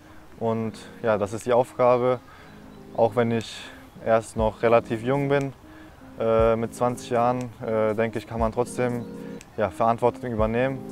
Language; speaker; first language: German; non-native, fluent; Japanese